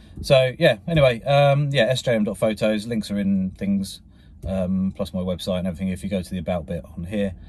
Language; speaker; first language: English; native; English